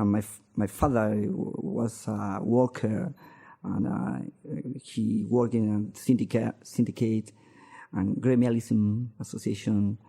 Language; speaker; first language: English; non-native, learner; Spanish